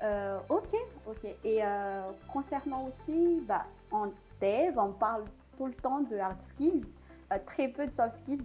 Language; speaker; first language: French; non-native, local second language; Malagasy